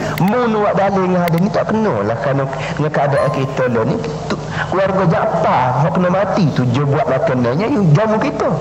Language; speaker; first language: Malay; native; Malay